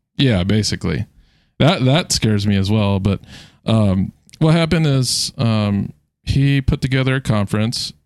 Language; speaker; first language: English; native; English